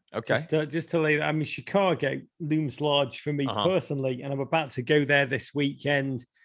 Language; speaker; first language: English; native; English